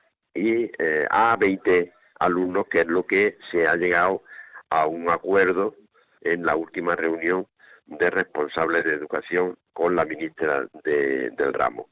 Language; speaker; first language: Spanish; native; Spanish